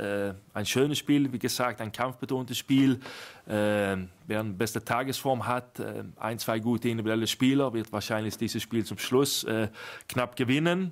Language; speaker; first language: German; non-native, fluent; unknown